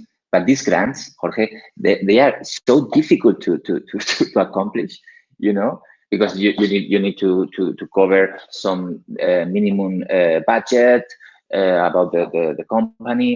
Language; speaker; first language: English; non-native, learner; Spanish